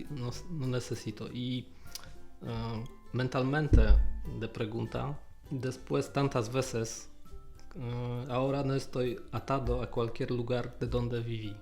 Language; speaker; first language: Spanish; non-native, learner; Polish